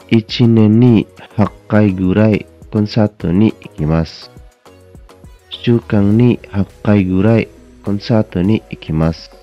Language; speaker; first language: Japanese; non-native, fluent; Indonesian